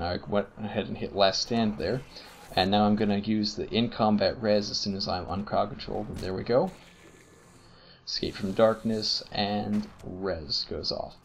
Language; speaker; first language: English; native; English